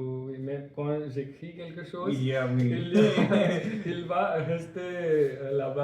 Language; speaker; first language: French; non-native, learner; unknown